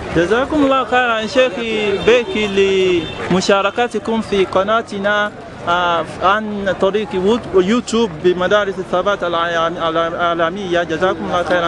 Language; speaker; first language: Arabic; non-native, fluent; Yoruba